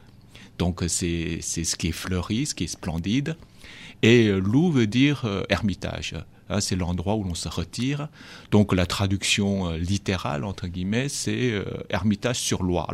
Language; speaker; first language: French; non-native, fluent; Chinese